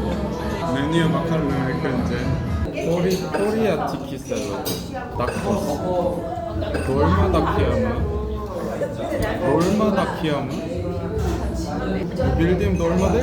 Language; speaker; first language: Turkish; non-native, learner; Korean